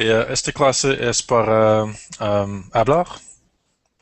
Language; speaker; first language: Spanish; non-native, learner; English